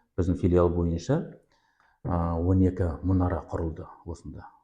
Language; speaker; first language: Kazakh; native; Kazakh